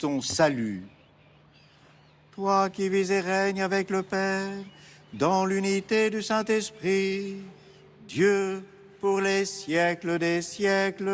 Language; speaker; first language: French; native; French